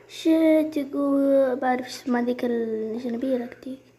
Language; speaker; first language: Arabic; native; Arabic